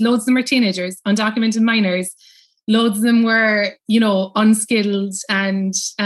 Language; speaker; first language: English; native; English